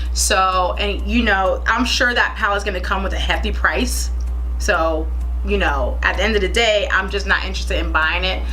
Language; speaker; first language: English; native; English